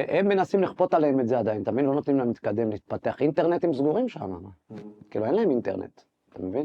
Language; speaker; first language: Hebrew; native; Hebrew